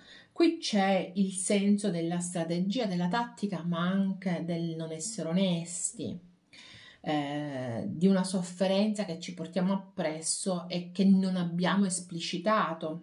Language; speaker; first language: Italian; native; Italian